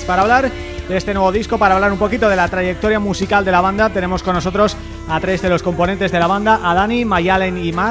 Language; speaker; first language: Spanish; native; Spanish